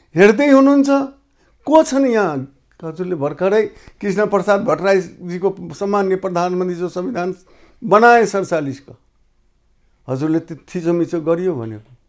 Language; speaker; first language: Nepali; non-native, local second language; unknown